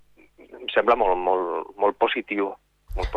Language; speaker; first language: Catalan; non-native, local second language; Spanish